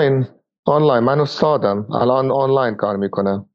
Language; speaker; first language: Persian; non-native, fluent; Arabic